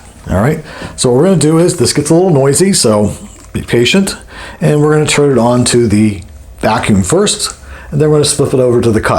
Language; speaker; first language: English; native; English